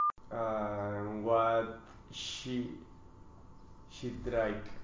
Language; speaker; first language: English; non-native, learner; Spanish